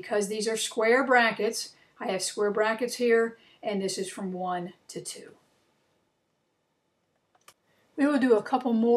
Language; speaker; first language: English; native; English